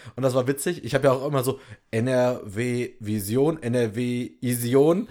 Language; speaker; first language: German; native; German